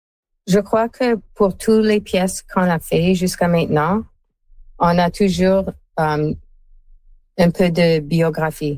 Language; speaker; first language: French; non-native, fluent; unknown